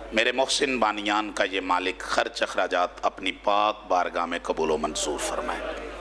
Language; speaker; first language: Urdu; non-native, local second language; Punjabi